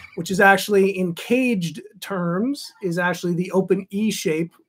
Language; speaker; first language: English; native; English